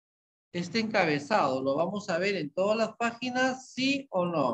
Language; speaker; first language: Spanish; native; Spanish